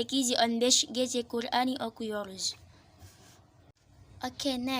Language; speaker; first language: Turkish; non-native, learner; Indonesian